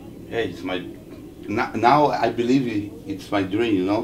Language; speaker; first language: English; non-native, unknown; Portuguese